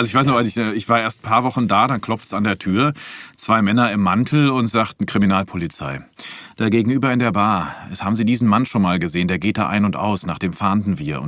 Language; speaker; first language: German; native; German